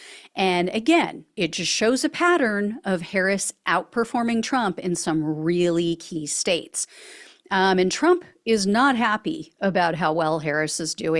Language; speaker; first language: English; native; English